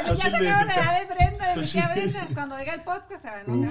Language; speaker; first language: Spanish; native; Spanish